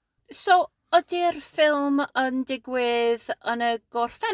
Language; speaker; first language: Welsh; non-native, learner; English